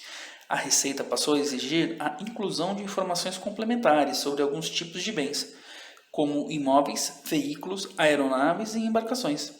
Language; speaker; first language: Portuguese; native; Portuguese